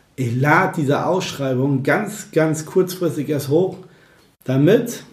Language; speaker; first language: German; native; German